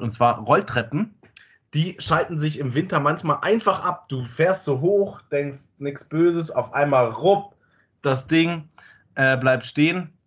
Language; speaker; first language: German; native; German